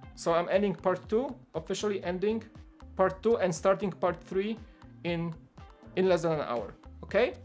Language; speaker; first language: English; non-native, fluent; Polish